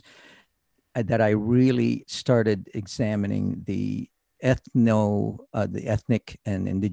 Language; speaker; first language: English; early bilingual, other home language; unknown